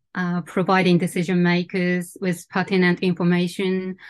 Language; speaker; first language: English; non-native, fluent; Japanese